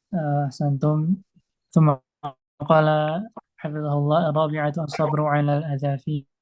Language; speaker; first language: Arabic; non-native, fluent; Indonesian